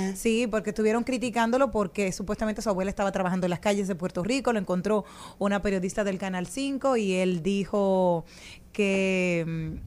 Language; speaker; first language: Spanish; native; Spanish